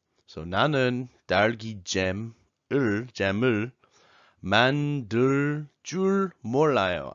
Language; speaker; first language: Korean; non-native, learner; English